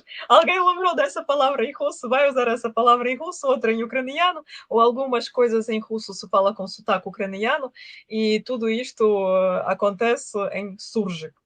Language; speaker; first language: Portuguese; non-native, fluent; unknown